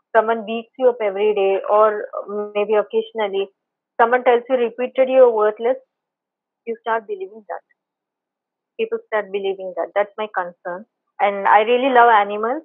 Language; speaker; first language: English; non-native, local second language; Telugu